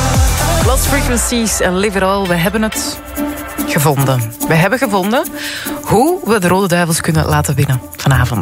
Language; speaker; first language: Dutch; native; Dutch